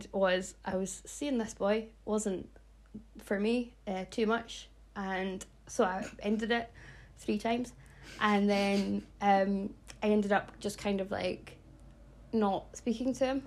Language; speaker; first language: English; native; English